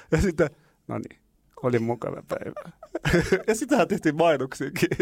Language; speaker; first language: Finnish; non-native, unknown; Arabic